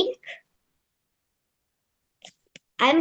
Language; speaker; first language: English; non-native, learner; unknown